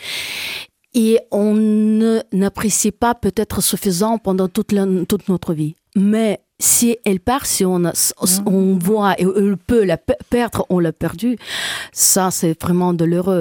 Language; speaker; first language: French; non-native, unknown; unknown